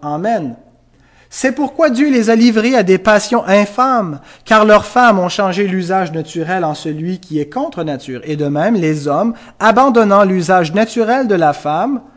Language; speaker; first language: French; native; French